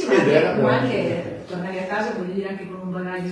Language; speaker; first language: Italian; native; Italian